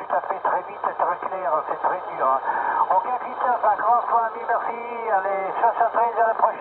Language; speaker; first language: French; non-native, learner; Italian